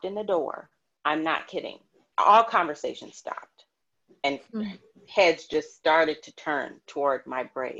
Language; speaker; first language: English; native; English